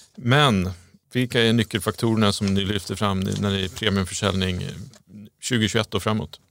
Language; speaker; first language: Swedish; native; Swedish